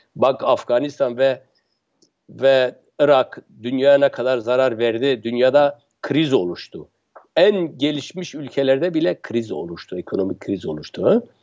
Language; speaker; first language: Turkish; non-native, local second language; Kurdish